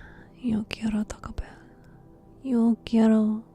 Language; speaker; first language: Spanish; non-native, learner; English